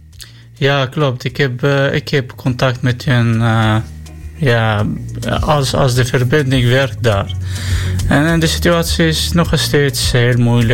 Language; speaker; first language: Dutch; non-native, learner; Arabic